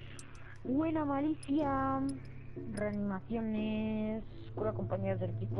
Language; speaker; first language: Spanish; native; Spanish